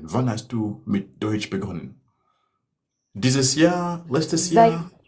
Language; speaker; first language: German; non-native, learner; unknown